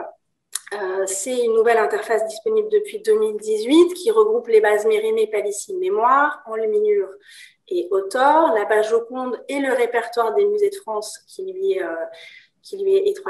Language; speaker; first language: French; native; French